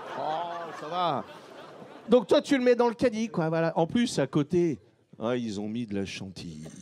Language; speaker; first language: French; native; French